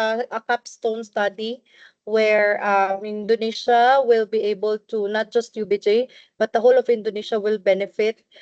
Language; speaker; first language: English; non-native, local second language; Cebuano